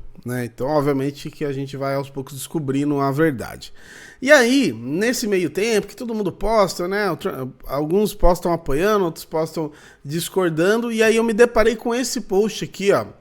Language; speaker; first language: Portuguese; native; Portuguese